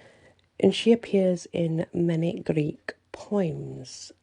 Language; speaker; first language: English; native; English